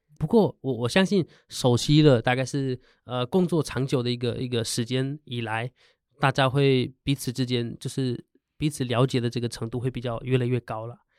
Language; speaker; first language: Chinese; non-native, fluent; Hindi